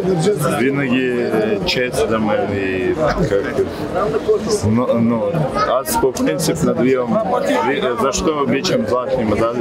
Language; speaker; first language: Bulgarian; non-native, learner; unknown